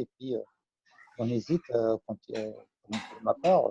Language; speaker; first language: French; native; French